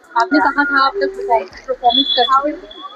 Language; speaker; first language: Hindi; native; Hindi